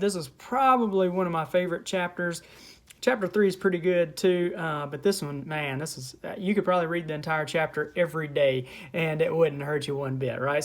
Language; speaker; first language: English; native; English